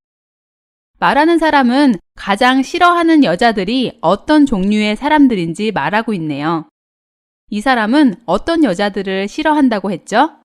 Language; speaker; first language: Korean; native; Korean